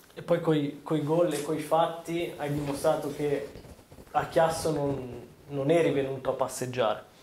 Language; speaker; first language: Italian; native; Italian